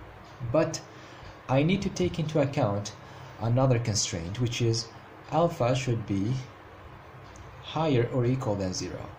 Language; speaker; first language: English; non-native, fluent; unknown